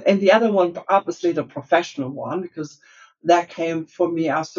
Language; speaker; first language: English; non-native, fluent; German